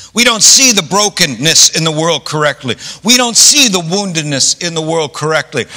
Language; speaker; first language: English; native; English